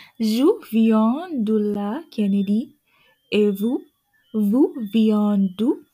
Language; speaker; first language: French; non-native, learner; English